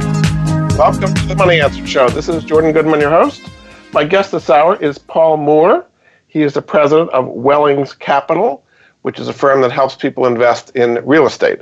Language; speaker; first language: English; native; English